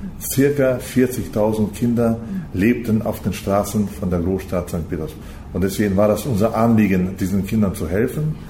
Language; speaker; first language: German; early bilingual, heritage; German